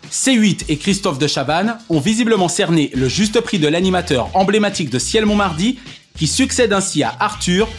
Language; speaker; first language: French; native; French